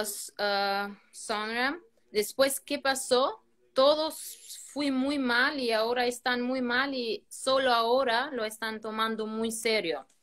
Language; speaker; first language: Spanish; non-native, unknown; Albanian